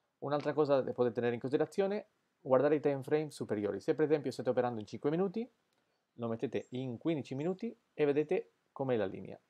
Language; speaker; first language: Italian; non-native, fluent; Spanish